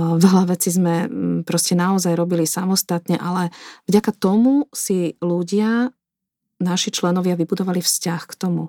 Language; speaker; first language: Slovak; native; Slovak